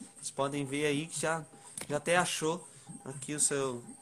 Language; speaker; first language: Portuguese; native; Portuguese